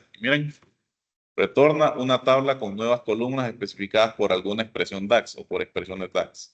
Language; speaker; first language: Spanish; native; Spanish